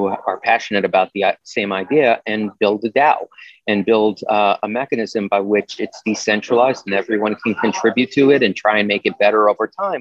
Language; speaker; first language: English; native; English